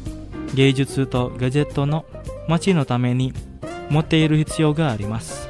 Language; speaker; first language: Japanese; non-native, fluent; Indonesian